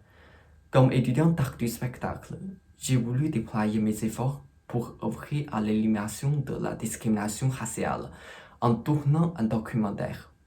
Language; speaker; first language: French; non-native, fluent; Chinese